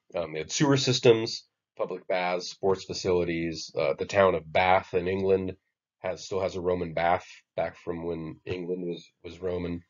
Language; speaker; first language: English; native; English